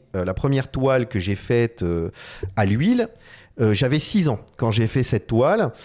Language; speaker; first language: French; native; French